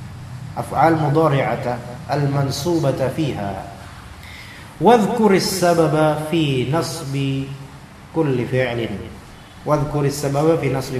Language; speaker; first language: Arabic; non-native, fluent; Indonesian